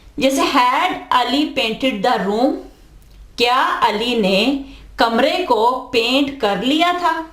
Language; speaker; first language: Urdu; native; Urdu